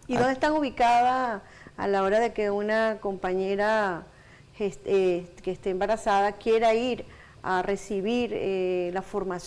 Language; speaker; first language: Spanish; native; Spanish